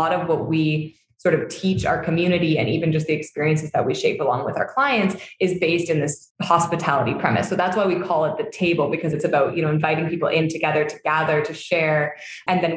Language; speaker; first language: English; native; English